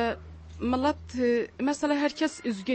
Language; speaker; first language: Turkish; non-native, learner; Kurdish